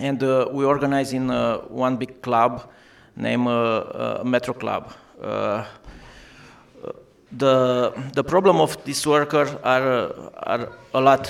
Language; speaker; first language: English; non-native, learner; Romanian